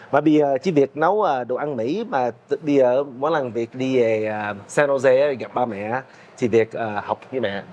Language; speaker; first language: Vietnamese; early bilingual, heritage; Vietnamese